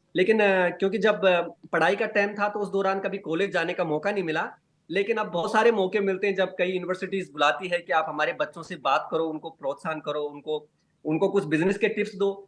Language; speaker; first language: Hindi; non-native, local second language; Garhwali